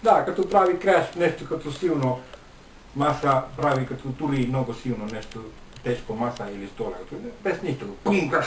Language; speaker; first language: Bulgarian; non-native, learner; Finnish